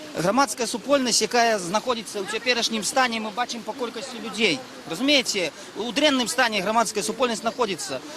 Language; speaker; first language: Belarusian; non-native, local second language; Russian